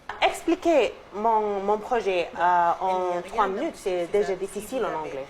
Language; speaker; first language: French; non-native, fluent; Arabic